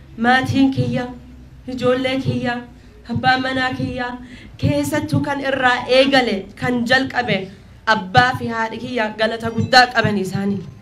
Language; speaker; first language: Oromo; early bilingual, heritage; Oromo